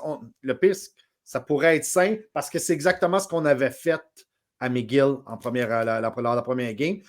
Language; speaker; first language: French; native; French